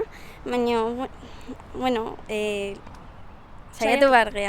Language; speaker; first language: Basque; non-native, local second language; Spanish